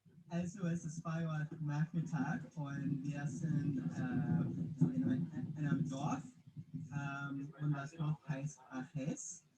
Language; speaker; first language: German; non-native, fluent; English